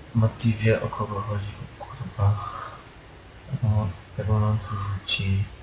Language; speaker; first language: Polish; native; Polish